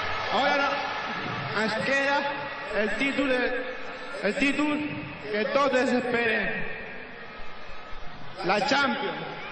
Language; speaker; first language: Catalan; non-native, local second language; Spanish